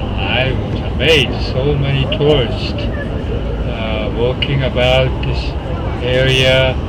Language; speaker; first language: English; non-native, fluent; Japanese